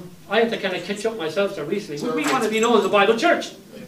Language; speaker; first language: English; native; English